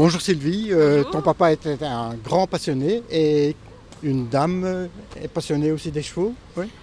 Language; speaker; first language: French; native; French